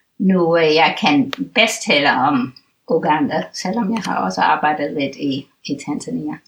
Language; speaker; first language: Danish; non-native, fluent; English